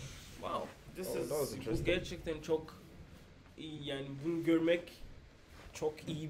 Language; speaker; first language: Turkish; non-native, fluent; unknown